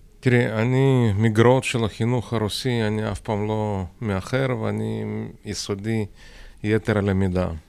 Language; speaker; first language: Hebrew; non-native, fluent; Russian